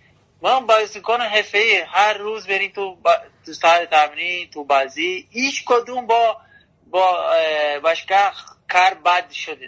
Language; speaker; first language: Persian; non-native, learner; Portuguese